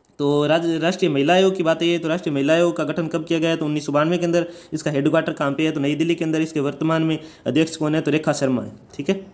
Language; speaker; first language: Hindi; native; Hindi